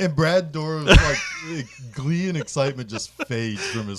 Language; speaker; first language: English; native; English